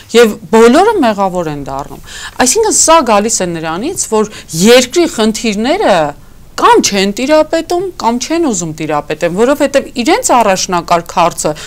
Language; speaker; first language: Armenian; native; Armenian